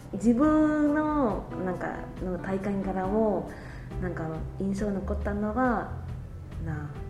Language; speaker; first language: Japanese; non-native, learner; Vietnamese